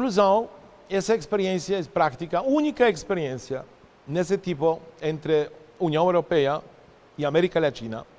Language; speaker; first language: Portuguese; non-native, fluent; Polish